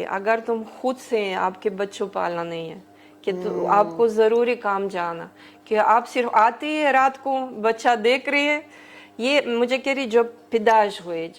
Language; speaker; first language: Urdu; early bilingual, heritage; Greek